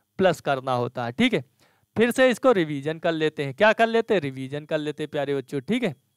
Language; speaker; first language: Hindi; native; Hindi